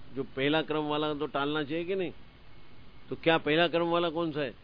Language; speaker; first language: Hindi; non-native, local second language; Gujarati